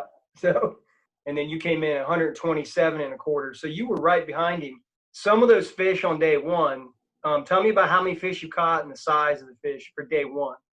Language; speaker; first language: English; native; English